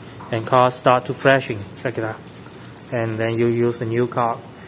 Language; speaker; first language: English; non-native, fluent; Chinese